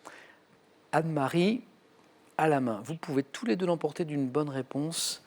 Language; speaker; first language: French; native; French